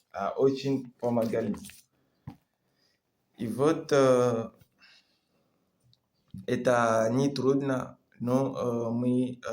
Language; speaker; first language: Russian; non-native, learner; French